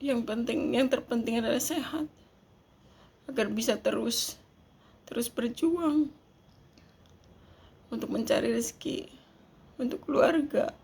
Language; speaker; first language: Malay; non-native, local second language; Javanese